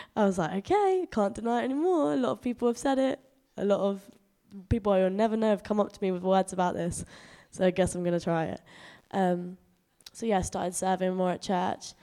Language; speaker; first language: English; native; English